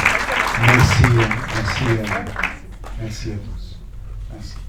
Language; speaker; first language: French; non-native, fluent; Spanish